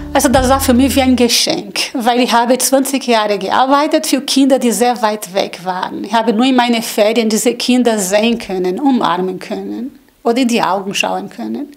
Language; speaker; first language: German; non-native, learner; Portuguese